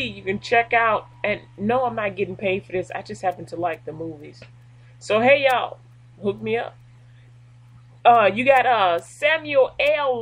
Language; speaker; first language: English; native; English